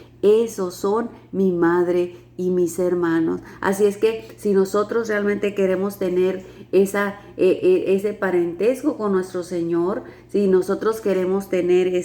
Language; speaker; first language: Spanish; native; Spanish